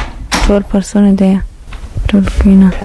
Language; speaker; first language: Danish; non-native, learner; Persian